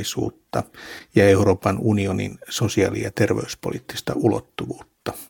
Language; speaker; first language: Finnish; native; Finnish